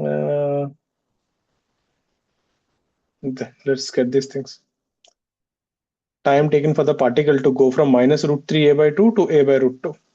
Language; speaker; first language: English; non-native, local second language; Hindi